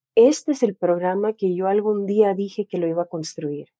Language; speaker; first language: Spanish; native; Spanish